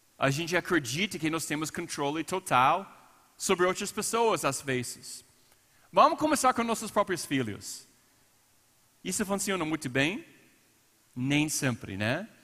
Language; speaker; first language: Portuguese; non-native, fluent; English